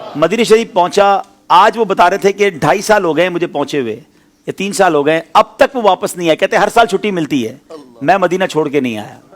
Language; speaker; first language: Urdu; native; Urdu